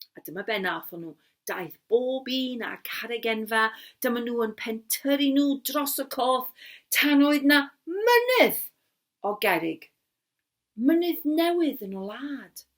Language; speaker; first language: Welsh; non-native, local second language; English